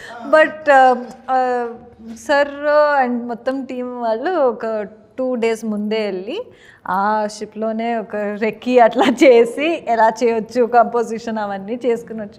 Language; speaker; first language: Telugu; non-native, learner; Kannada